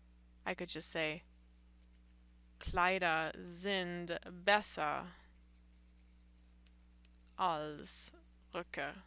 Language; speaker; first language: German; non-native, fluent; English